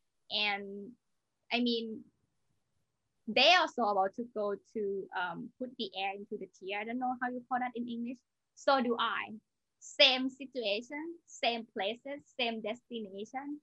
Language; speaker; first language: English; non-native, learner; Thai